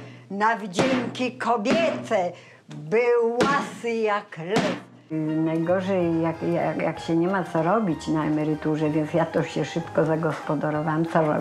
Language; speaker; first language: Polish; native; Polish